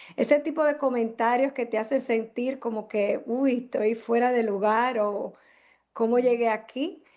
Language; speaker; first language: Spanish; native; Spanish